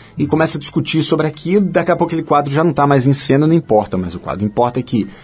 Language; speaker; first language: Portuguese; native; Portuguese